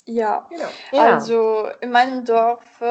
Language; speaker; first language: German; non-native, learner; Italian